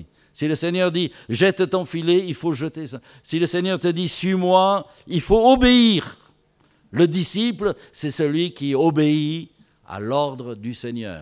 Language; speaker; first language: French; native; French